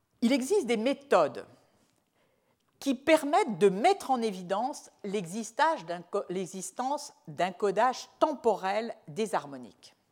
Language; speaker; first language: French; native; French